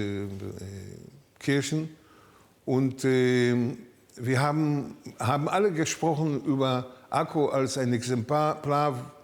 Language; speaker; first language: German; early bilingual, heritage; German